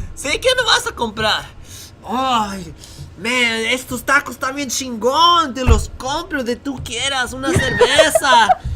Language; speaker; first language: Spanish; early bilingual, heritage; Spanish